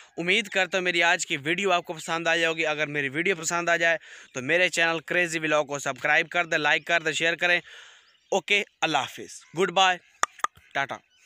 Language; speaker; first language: Urdu; non-native, local second language; Punjabi